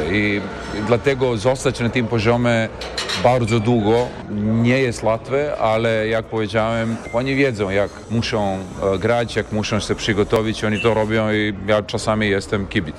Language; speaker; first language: Polish; non-native, learner; Serbian